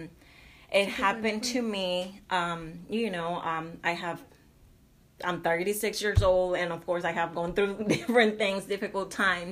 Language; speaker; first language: English; non-native, fluent; Spanish